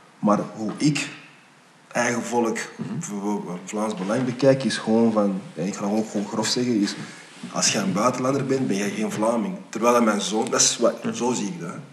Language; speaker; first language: Dutch; early bilingual, other home language; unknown